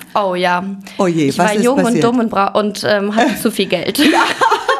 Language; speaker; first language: German; early bilingual, other home language; Ukrainian